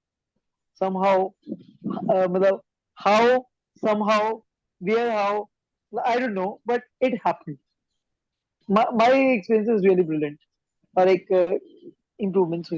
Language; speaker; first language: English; non-native, local second language; Hindi